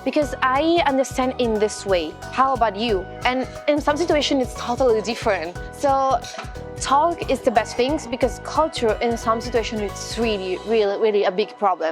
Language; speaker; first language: English; non-native, fluent; Italian